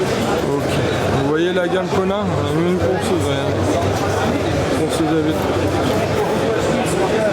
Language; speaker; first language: French; native; French